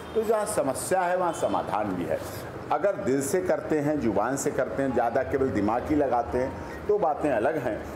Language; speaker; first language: Hindi; native; Hindi